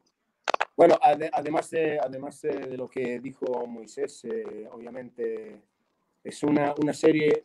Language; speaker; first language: Spanish; non-native, fluent; Hebrew